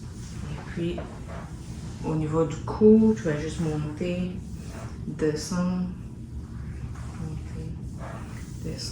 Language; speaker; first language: French; native; French